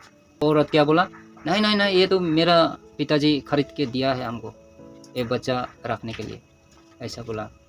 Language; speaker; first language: Hindi; non-native, local second language; Nepali